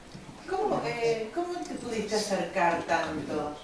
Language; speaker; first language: Spanish; native; Spanish